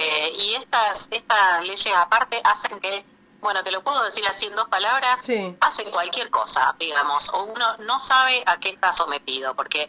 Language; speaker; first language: Spanish; native; Spanish